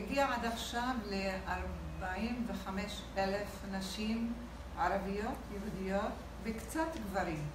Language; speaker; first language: Hebrew; non-native, local second language; Arabic